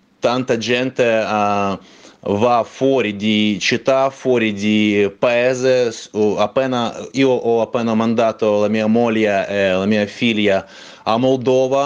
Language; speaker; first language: Italian; non-native, fluent; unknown